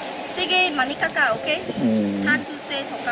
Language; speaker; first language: Korean; non-native, learner; Vietnamese